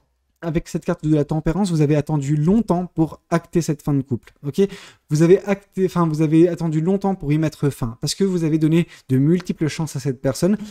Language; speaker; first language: French; native; French